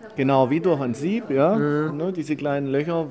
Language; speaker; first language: German; native; German